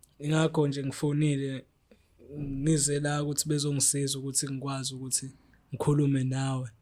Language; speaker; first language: Zulu; native; Zulu